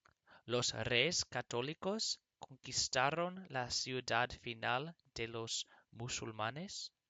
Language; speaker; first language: Spanish; non-native, learner; English